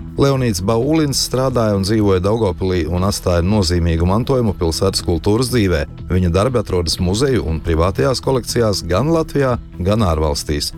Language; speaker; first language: Latvian; native; Latvian